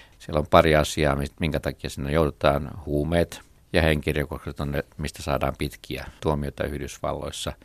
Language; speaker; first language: Finnish; native; Finnish